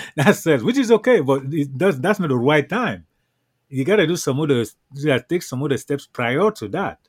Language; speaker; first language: English; non-native, local second language; French